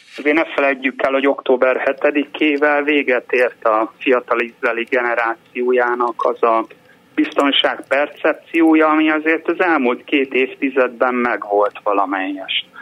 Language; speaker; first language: Hungarian; native; Hungarian